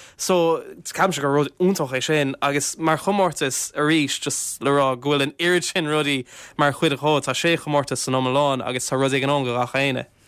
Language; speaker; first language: Irish; non-native, local second language; English